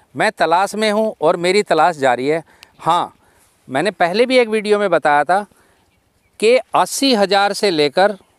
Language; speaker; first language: Hindi; native; Hindi